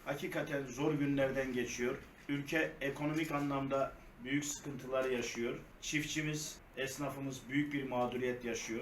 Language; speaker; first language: Turkish; native; Turkish